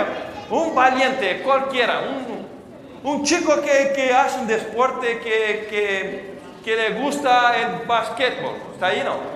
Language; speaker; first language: Spanish; non-native, fluent; Portuguese